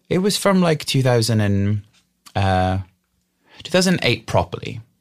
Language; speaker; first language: English; native; English